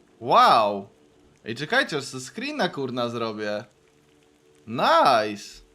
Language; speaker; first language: Polish; native; Polish